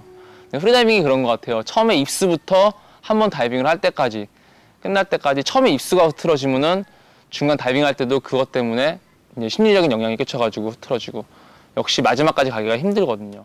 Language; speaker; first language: Korean; native; Korean